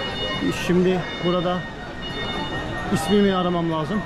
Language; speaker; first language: Turkish; native; Turkish